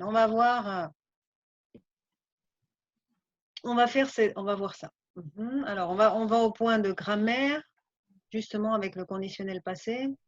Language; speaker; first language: French; non-native, fluent; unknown